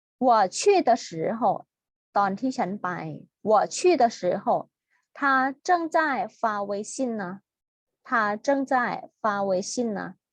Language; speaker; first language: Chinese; non-native, fluent; Thai